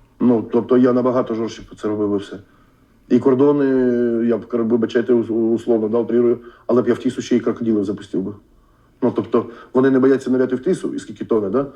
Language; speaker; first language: Ukrainian; non-native, local second language; Russian